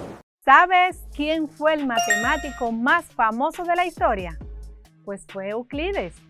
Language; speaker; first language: Spanish; native; Spanish